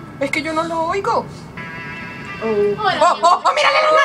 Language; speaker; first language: Spanish; native; Spanish